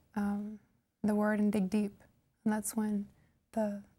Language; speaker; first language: English; non-native, fluent; Norwegian